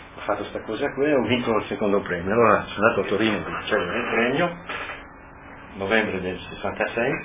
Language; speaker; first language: Italian; non-native, local second language; Friulian